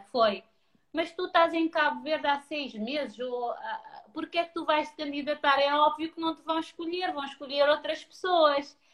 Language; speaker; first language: Portuguese; non-native, local second language; Kabuverdianu